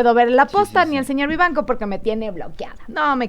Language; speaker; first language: Spanish; native; Spanish